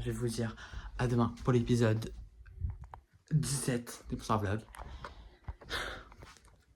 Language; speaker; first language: French; native; French